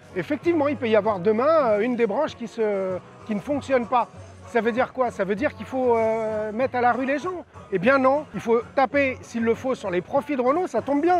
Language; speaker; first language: French; native; French